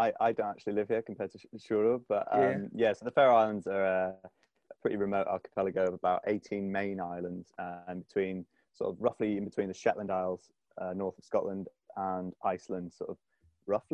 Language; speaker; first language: English; native; English